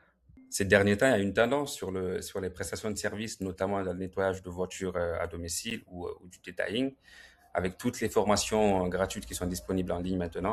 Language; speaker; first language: French; native; French